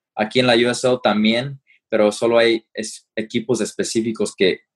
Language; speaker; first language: Spanish; early bilingual, heritage; Spanish